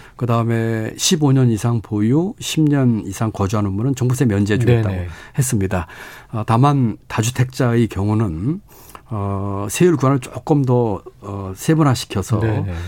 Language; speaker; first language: Korean; native; Korean